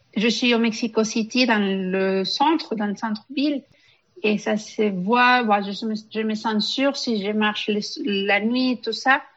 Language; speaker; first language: French; non-native, fluent; Spanish